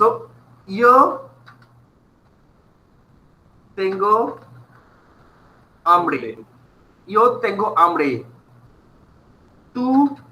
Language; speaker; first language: Spanish; non-native, fluent; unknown